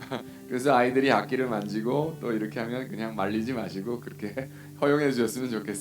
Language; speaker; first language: Korean; native; Korean